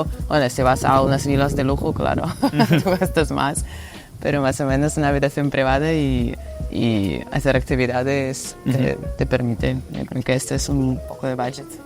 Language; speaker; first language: Spanish; non-native, fluent; Russian